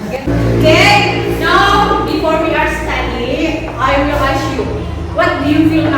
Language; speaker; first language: English; non-native, learner; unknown